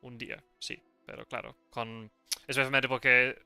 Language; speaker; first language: Spanish; non-native, learner; English